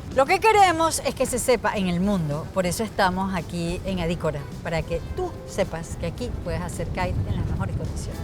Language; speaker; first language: Spanish; native; Spanish